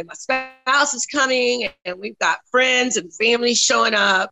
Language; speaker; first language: English; native; English